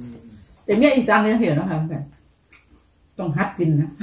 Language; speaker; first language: German; non-native, learner; Thai